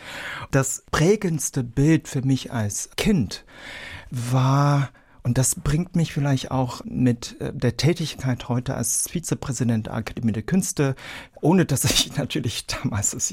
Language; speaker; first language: German; early bilingual, other home language; Vietnamese